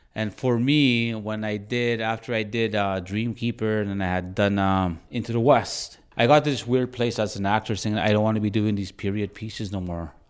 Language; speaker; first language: English; native; English